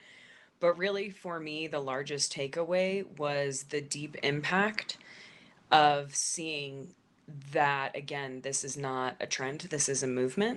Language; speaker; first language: English; native; English